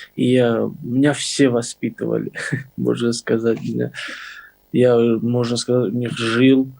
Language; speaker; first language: Russian; non-native, local second language; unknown